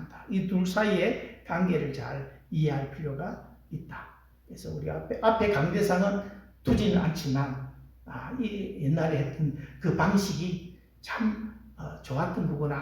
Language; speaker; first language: Korean; native; Korean